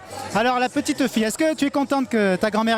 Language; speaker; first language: French; native; French